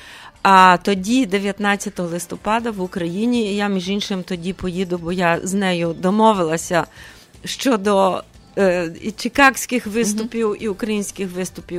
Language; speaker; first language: Ukrainian; early bilingual, heritage; Ukrainian